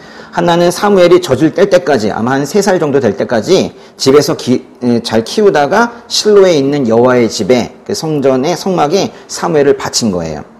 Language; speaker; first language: Korean; native; Korean